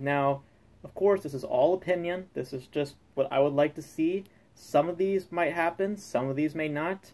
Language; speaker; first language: English; native; English